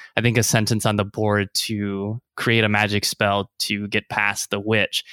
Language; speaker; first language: English; native; English